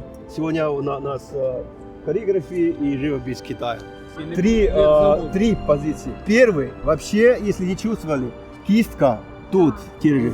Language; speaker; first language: Russian; non-native, fluent; Chinese